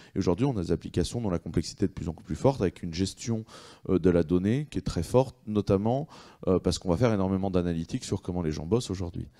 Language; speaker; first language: French; native; French